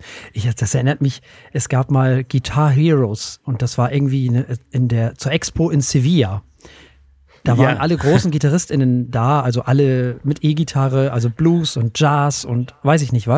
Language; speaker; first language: German; native; German